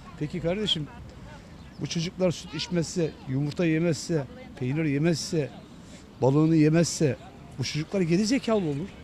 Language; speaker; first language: Turkish; native; Turkish